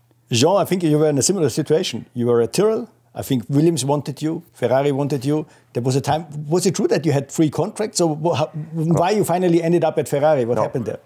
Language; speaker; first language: English; non-native, fluent; German